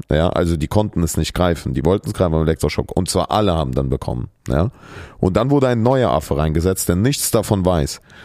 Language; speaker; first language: German; early bilingual, other home language; Russian